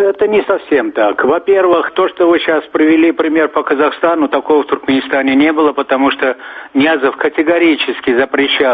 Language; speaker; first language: Russian; non-native, local second language; Turkmen